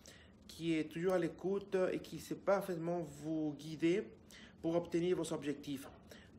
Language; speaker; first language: French; non-native, fluent; Spanish